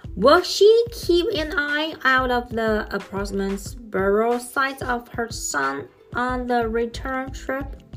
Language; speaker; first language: English; non-native, fluent; Chinese